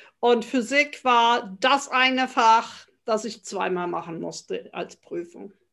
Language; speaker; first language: German; native; German